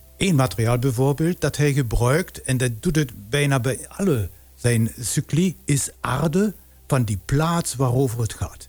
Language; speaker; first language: Dutch; non-native, fluent; German